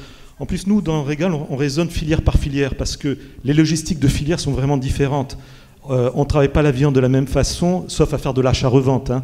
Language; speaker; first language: French; native; French